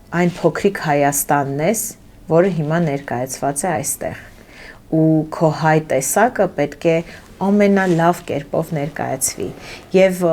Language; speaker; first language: Armenian; early bilingual, heritage; Armenian